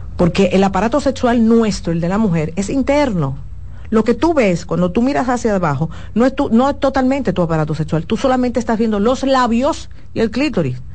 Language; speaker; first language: Spanish; native; Spanish